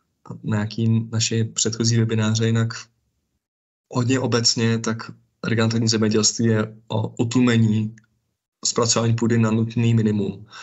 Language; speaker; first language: Czech; native; Czech